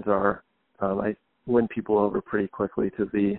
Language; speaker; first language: English; native; English